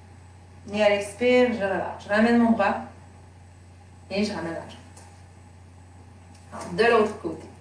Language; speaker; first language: French; native; French